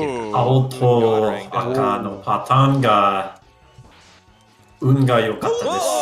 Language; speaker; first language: Japanese; non-native, learner; English